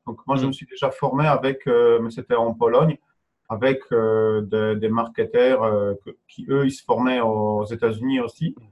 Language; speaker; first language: French; non-native, fluent; Polish